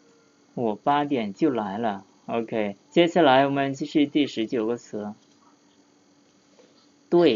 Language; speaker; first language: Chinese; non-native, fluent; Lao